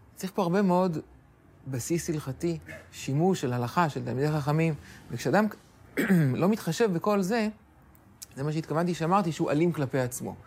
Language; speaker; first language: Hebrew; native; Hebrew